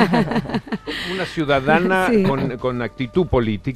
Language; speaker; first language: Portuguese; non-native, learner; Spanish